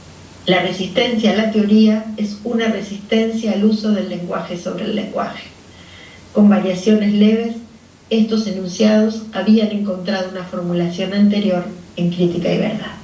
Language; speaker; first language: Spanish; native; Spanish